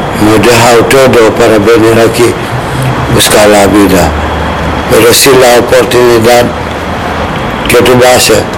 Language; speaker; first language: Spanish; non-native, learner; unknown